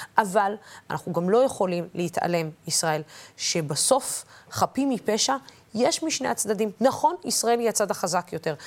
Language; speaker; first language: Hebrew; non-native, local second language; Arabic